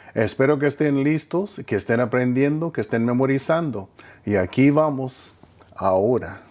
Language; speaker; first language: Spanish; non-native, fluent; English